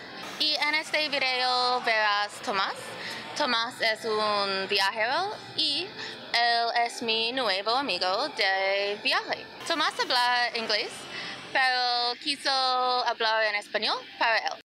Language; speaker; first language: Spanish; non-native, learner; English